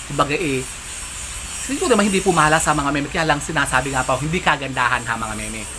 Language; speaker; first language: Filipino; native; Filipino